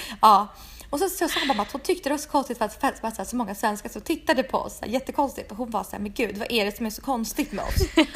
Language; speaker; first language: Swedish; early bilingual, other home language; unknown